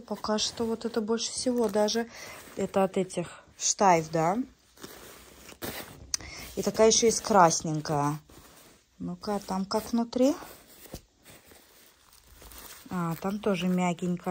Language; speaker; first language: Russian; native; Russian